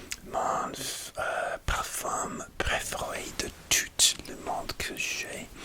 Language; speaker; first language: French; non-native, learner; English